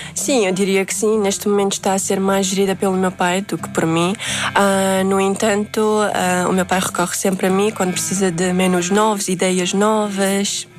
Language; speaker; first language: Portuguese; early bilingual, other home language; Uzbek